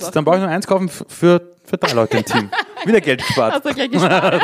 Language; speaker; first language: German; early bilingual, other home language; Persian